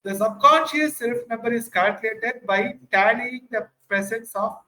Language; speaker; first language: English; non-native, local second language; Tamil